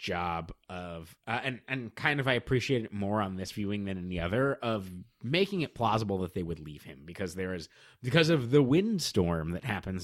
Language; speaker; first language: English; native; English